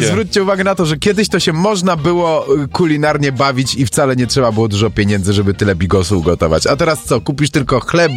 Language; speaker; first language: Polish; native; Polish